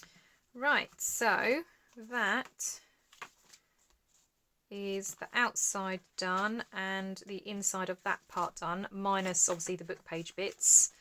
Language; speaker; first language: English; native; English